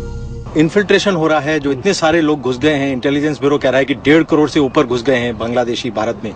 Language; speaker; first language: Hindi; native; Hindi